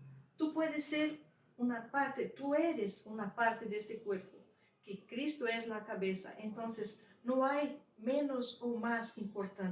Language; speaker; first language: Spanish; non-native, fluent; Portuguese